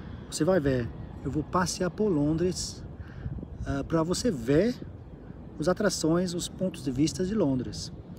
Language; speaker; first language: Portuguese; non-native, learner; English